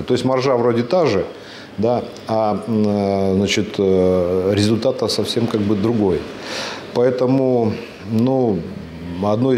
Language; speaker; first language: Russian; native; Russian